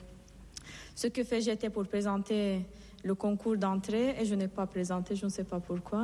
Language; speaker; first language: French; non-native, fluent; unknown